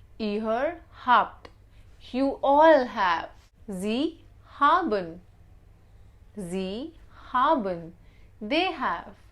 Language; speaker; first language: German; non-native, fluent; Hindi